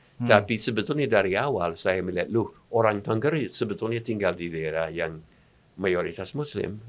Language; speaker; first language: Indonesian; non-native, fluent; English